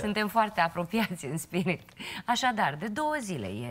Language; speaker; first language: Romanian; native; Romanian